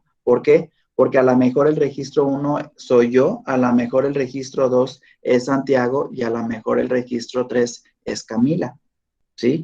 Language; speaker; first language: Spanish; native; Spanish